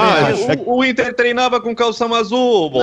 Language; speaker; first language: Portuguese; native; Portuguese